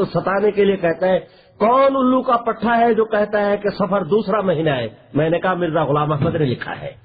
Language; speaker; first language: Urdu; non-native, local second language; Punjabi